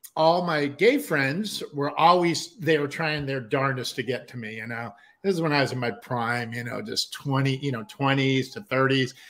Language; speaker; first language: English; native; English